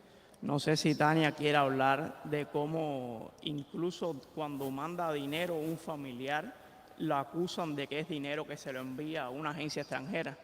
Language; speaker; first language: Spanish; native; Spanish